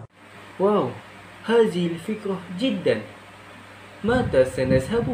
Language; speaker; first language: Arabic; non-native, learner; Malay